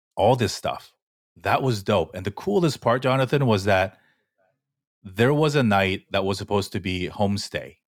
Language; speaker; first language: English; early bilingual, other home language; Korean